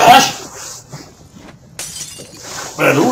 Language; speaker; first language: German; native; German